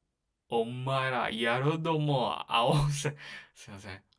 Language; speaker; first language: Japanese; non-native, learner; Korean